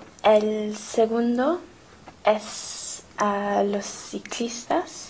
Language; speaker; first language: Spanish; non-native, learner; English